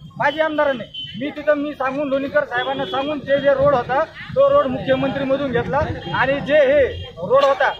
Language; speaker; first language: Marathi; non-native, local second language; Lambadi